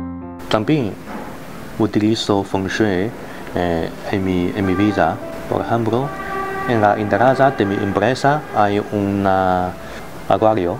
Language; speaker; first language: Spanish; non-native, learner; Chinese